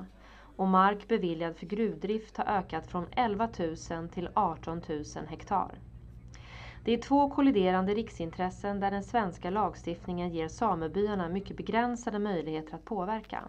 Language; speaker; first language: Swedish; native; Swedish